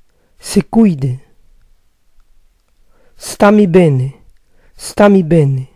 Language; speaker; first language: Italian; non-native, learner; Spanish